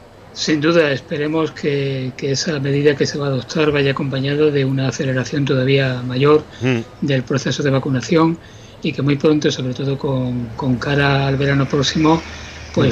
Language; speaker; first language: Spanish; native; Spanish